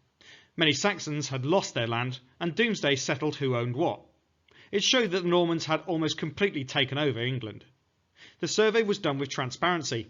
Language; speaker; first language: English; native; English